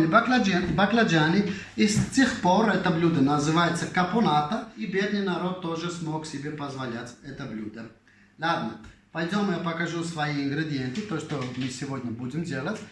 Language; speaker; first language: Russian; non-native, fluent; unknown